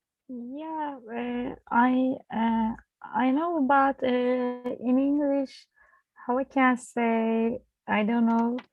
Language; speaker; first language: English; non-native, learner; Turkish